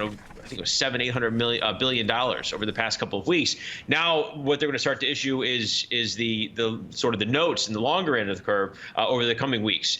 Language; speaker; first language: English; native; English